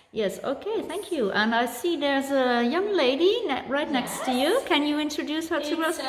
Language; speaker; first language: English; non-native, fluent; Dutch